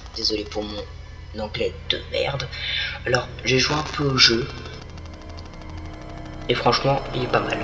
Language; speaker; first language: French; native; French